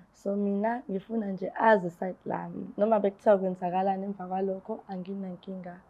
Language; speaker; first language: Zulu; native; Zulu